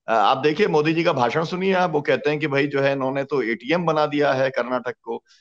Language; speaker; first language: Hindi; native; Hindi